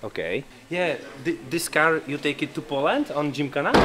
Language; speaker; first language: English; non-native, learner; Czech